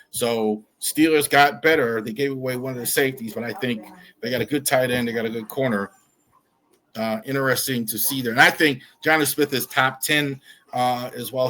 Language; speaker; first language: English; native; English